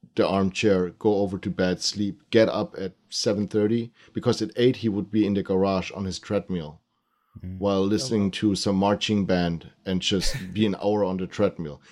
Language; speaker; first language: English; early bilingual, other home language; German